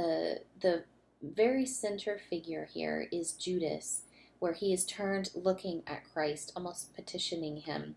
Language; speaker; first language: English; native; English